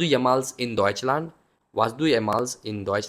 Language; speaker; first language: German; non-native, learner; Hindi